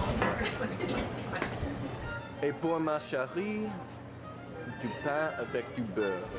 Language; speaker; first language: French; non-native, learner; English